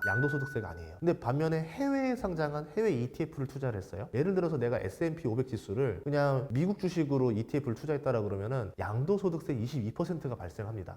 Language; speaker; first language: Korean; native; Korean